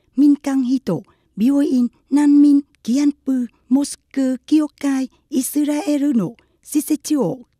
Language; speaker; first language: Japanese; non-native, fluent; Vietnamese